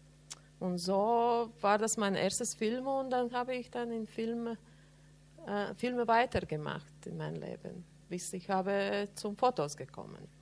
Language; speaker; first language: German; non-native, learner; Latvian